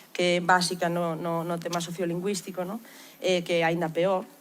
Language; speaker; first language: Galician; non-native, local second language; Spanish